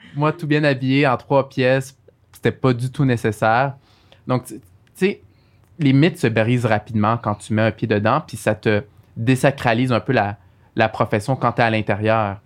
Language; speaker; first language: French; early bilingual, other home language; Arabic